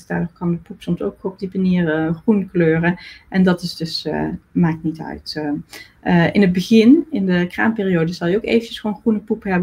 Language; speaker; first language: Dutch; native; Dutch